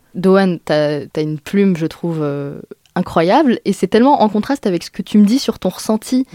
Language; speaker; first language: French; native; French